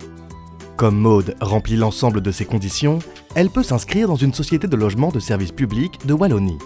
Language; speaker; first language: French; native; French